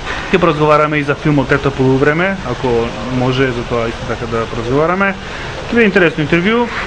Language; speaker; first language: Macedonian; native; Macedonian